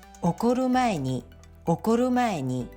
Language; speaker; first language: Japanese; non-native, fluent; Korean